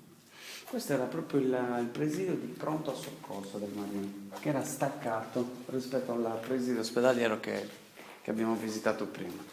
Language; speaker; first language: Italian; native; Italian